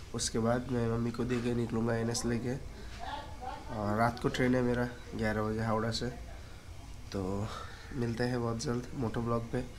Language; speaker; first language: Hindi; non-native, local second language; Bangla